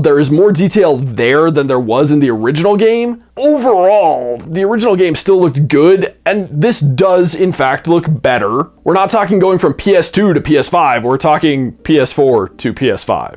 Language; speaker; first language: English; native; English